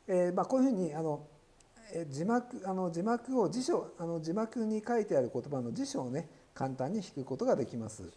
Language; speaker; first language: Japanese; native; Japanese